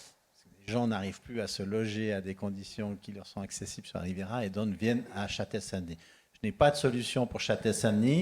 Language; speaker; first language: French; native; French